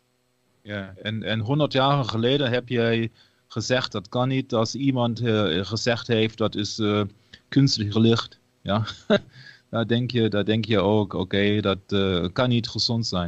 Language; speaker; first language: Dutch; non-native, learner; German